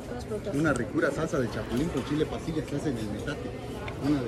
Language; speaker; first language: Spanish; native; Spanish